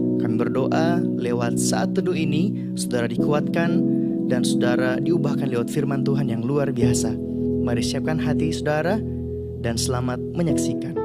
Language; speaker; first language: Indonesian; native; Indonesian